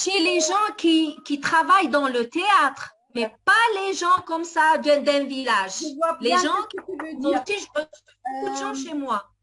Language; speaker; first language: French; non-native, fluent; Italian